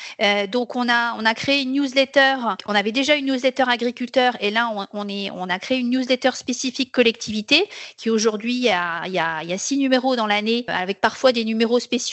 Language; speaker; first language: French; native; French